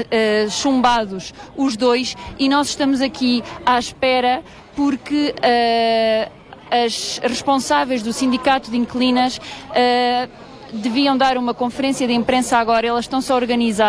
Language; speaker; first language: Portuguese; native; Portuguese